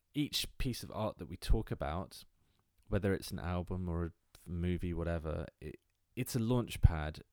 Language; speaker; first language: English; native; English